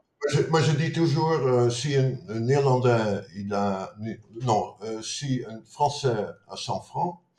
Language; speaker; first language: French; non-native, fluent; Dutch